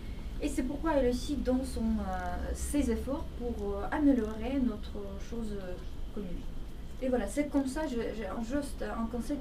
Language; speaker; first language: French; non-native, fluent; Russian